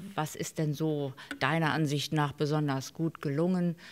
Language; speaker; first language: German; native; German